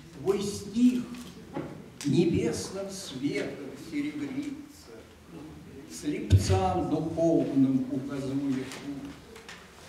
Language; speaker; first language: Russian; native; Russian